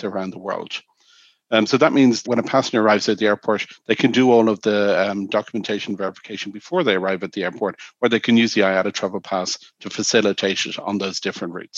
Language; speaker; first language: English; native; English